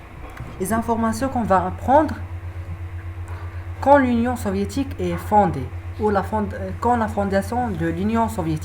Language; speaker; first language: French; non-native, learner; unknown